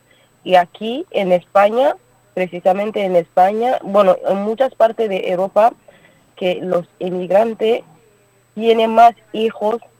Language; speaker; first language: Spanish; non-native, learner; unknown